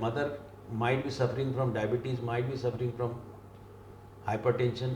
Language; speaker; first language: English; non-native, local second language; Hindi